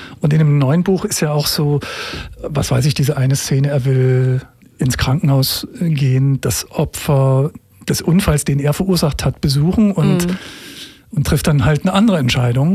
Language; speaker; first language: German; native; German